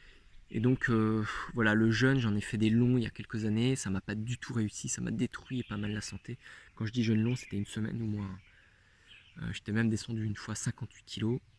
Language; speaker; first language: French; native; French